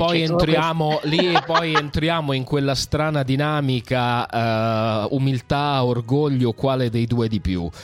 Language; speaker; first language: Italian; native; Italian